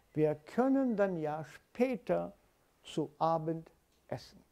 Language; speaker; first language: German; non-native, fluent; Hindi